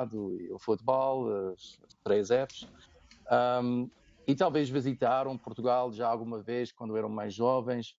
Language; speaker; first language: Portuguese; non-native, fluent; English